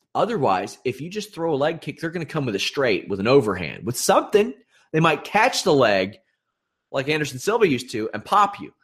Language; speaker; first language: English; native; English